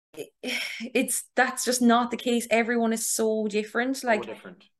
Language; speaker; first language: English; native; English